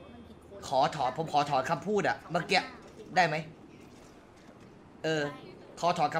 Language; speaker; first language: Thai; native; Thai